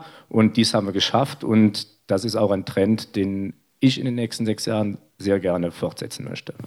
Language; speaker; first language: German; native; German